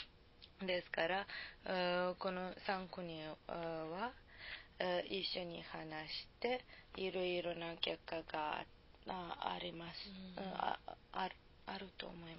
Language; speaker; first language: Japanese; non-native, learner; Serbian